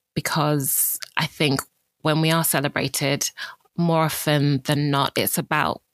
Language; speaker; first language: English; native; English